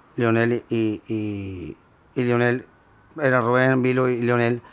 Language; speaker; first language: Spanish; native; Spanish